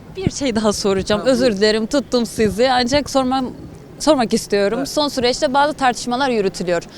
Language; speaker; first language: Turkish; native; Turkish